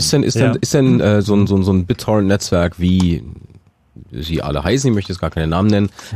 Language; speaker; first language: German; native; German